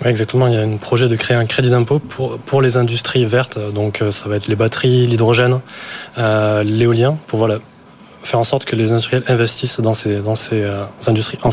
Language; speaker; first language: French; native; French